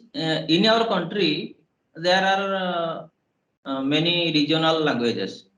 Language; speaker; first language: English; non-native, learner; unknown